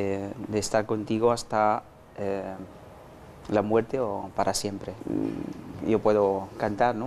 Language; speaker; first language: Spanish; non-native, fluent; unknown